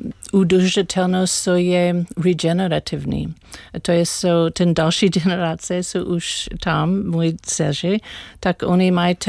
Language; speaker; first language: Czech; non-native, learner; English